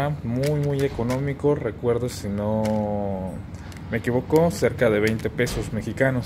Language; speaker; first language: Spanish; native; Spanish